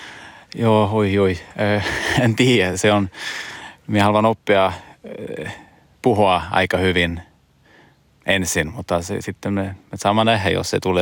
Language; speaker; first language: Finnish; early bilingual, heritage; Swedish